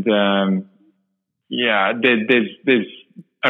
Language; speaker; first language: English; non-native, local second language; Afrikaans